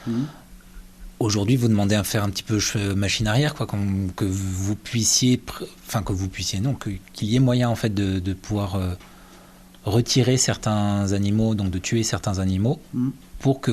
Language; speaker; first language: French; native; French